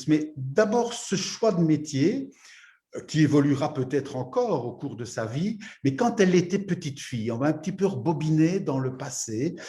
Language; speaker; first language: French; native; French